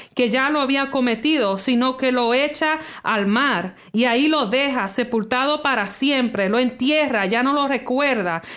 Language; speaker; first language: Spanish; early bilingual, heritage; English